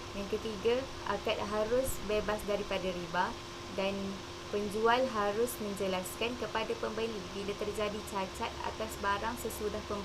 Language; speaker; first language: Malay; native; Malay